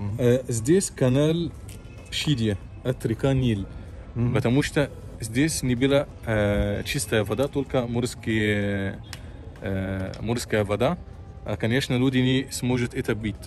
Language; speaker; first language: Russian; non-native, local second language; Arabic